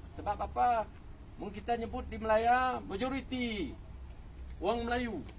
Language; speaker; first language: Malay; native; Malay